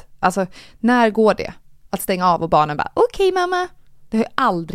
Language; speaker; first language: Swedish; native; Swedish